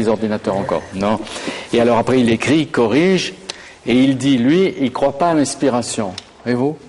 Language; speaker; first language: French; native; French